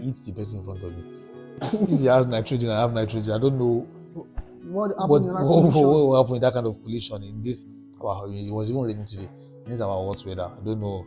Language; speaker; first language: English; non-native, local second language; Yoruba